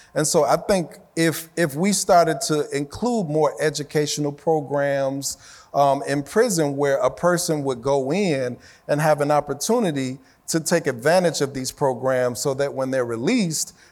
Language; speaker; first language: English; native; English